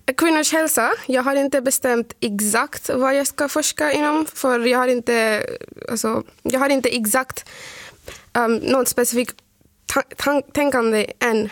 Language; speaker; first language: Swedish; non-native, fluent; Urdu